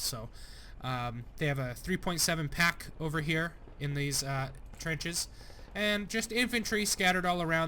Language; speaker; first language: English; native; English